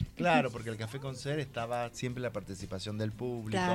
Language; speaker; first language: Spanish; native; Spanish